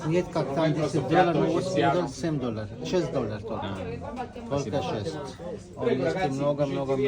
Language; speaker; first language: Russian; non-native, learner; Arabic